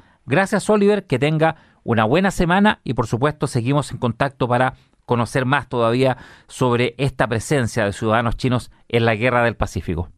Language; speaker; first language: Spanish; native; Spanish